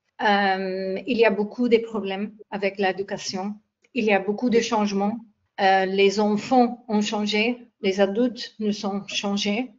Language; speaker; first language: French; non-native, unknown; English